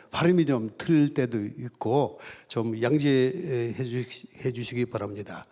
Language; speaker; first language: Korean; non-native, fluent; Russian